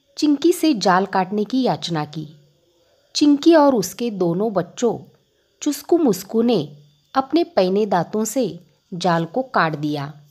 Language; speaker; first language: Hindi; non-native, local second language; Marathi